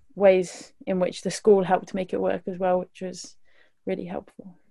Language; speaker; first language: English; native; English